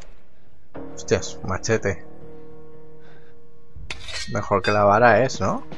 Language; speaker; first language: Spanish; native; Spanish